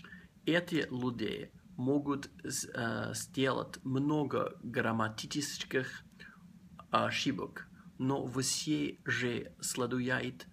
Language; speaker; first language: Russian; non-native, learner; English